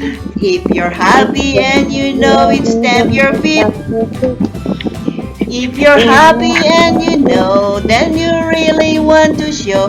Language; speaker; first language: English; non-native, learner; Thai